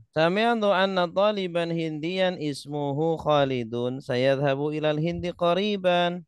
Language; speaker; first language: Arabic; non-native, fluent; Indonesian